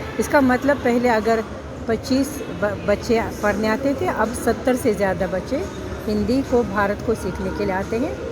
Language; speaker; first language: Hindi; non-native, fluent; Uzbek